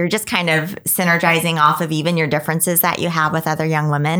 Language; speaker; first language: English; native; English